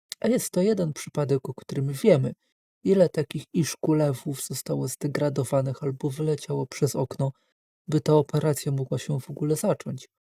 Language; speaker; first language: Polish; native; Polish